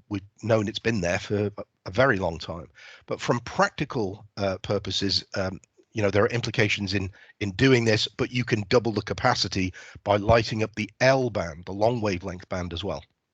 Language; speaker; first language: English; native; English